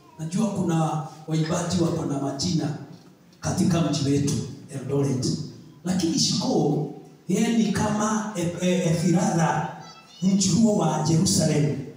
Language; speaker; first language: Swahili; non-native, local second language; Kikuyu